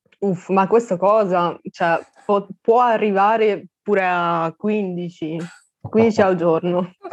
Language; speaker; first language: Italian; non-native, fluent; Russian